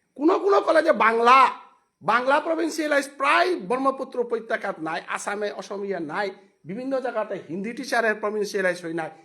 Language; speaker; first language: Bangla; non-native, local second language; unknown